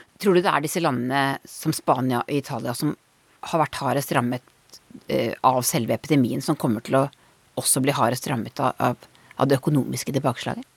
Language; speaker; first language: Norwegian; native; Norwegian